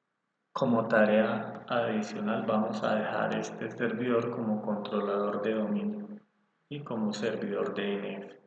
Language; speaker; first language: Spanish; native; Spanish